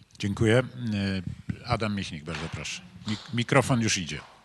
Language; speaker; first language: Polish; native; Polish